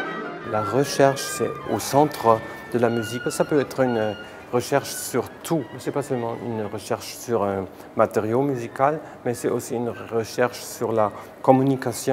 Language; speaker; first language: French; non-native, fluent; German